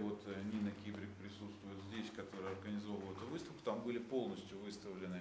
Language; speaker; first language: Russian; native; Russian